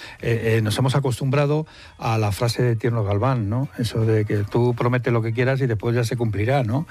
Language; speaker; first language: Spanish; native; Spanish